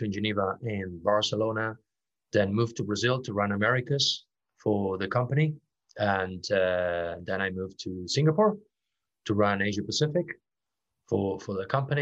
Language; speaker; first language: English; non-native, fluent; Spanish